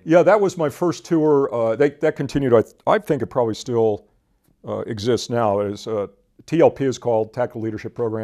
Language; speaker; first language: English; native; English